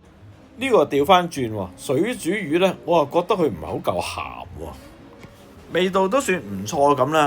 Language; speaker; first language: Cantonese; native; Cantonese